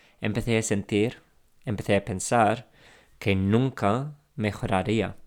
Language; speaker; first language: Spanish; non-native, fluent; English